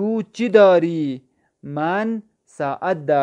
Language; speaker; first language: Persian; non-native, fluent; Urdu